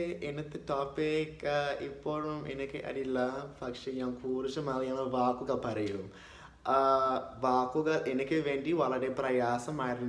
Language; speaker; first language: Malayalam; non-native, learner; English